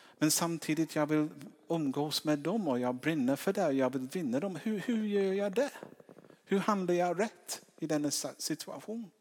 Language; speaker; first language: Swedish; non-native, fluent; English